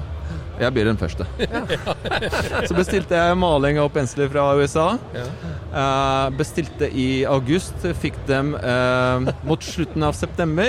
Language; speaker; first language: Norwegian; non-native, fluent; Polish